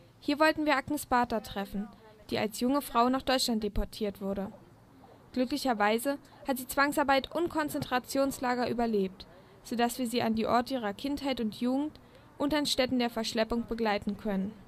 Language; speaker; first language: German; native; German